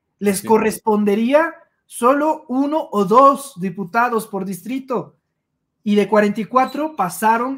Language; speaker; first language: Spanish; native; Spanish